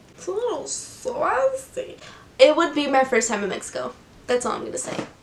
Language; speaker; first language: English; early bilingual, other home language; Portuguese